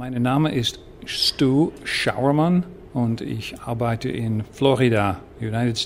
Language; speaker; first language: German; non-native, learner; Dutch